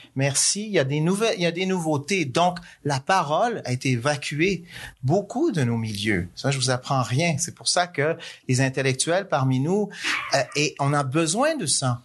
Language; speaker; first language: French; native; French